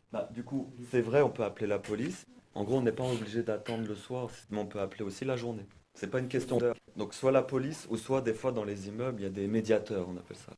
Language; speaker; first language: French; native; French